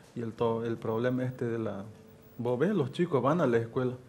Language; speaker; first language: Spanish; native; Spanish